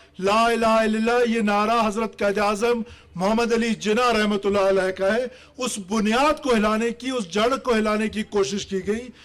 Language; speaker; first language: Urdu; non-native, local second language; Baluchi